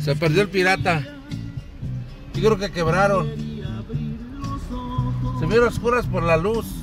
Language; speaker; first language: Spanish; native; Spanish